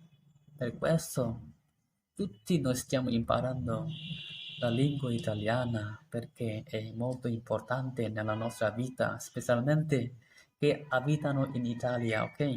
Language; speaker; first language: Italian; non-native, learner; Bangla